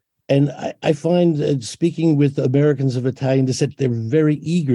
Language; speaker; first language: English; native; English